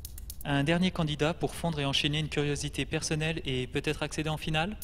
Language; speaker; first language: French; native; French